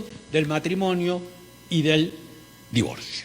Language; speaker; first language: Spanish; native; Spanish